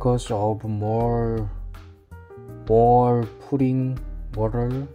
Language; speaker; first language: English; non-native, learner; Korean